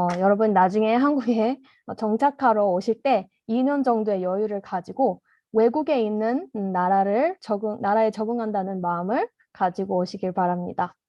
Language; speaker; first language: Korean; early bilingual, heritage; Korean